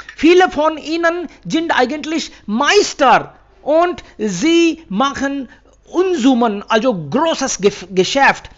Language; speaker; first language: German; non-native, fluent; Hindi